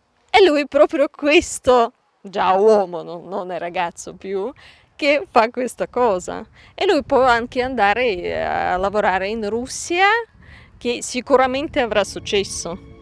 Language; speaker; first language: Italian; non-native, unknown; Russian